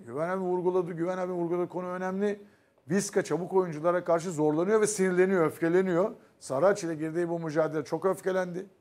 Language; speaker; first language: Turkish; native; Turkish